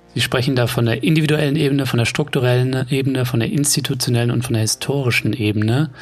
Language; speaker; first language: German; native; German